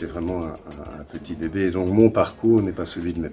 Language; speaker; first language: French; early bilingual, other home language; Spanish